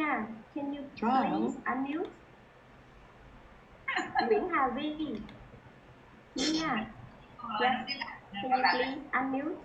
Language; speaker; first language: English; non-native, fluent; Vietnamese